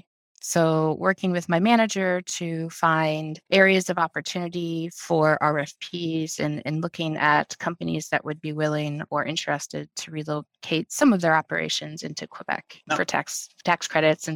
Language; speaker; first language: English; native; English